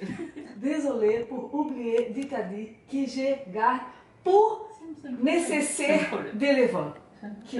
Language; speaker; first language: French; non-native, learner; Portuguese